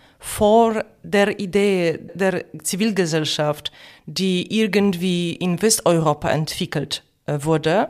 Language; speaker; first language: German; non-native, fluent; Polish